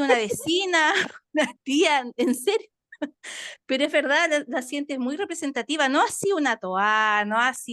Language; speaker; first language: Spanish; native; Spanish